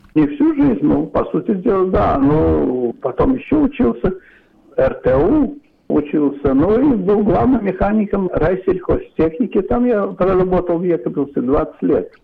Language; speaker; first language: Russian; non-native, local second language; Polish